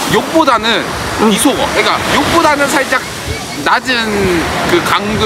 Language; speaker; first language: Korean; native; Korean